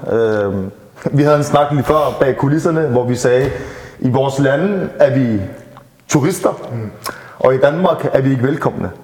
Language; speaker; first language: Danish; native; Danish